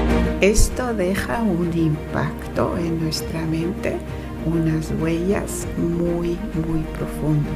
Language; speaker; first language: Spanish; non-native, fluent; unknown